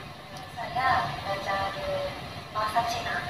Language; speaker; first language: Indonesian; non-native, learner; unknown